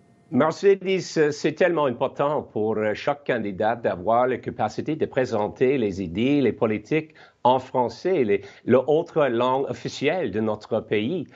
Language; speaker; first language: French; non-native, learner; English